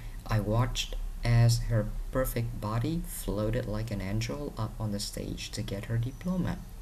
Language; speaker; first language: English; non-native, fluent; Vietnamese